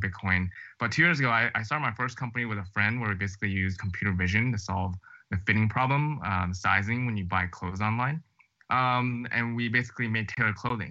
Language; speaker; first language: English; native; English